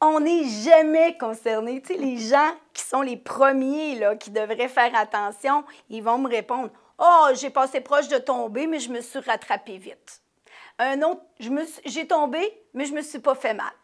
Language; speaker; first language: French; native; French